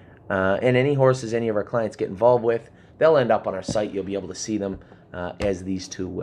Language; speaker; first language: English; native; English